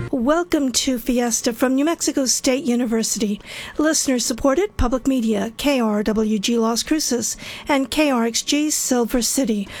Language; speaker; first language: English; native; English